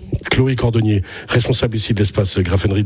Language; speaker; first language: French; native; French